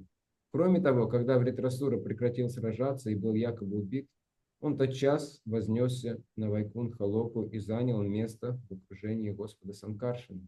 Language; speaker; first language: Russian; native; Russian